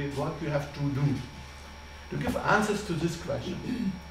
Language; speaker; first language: English; non-native, fluent; German